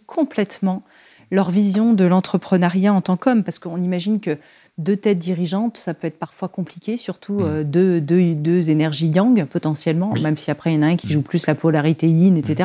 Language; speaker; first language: French; native; French